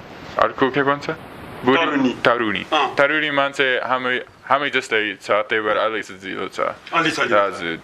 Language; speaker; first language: Nepali; non-native, learner; English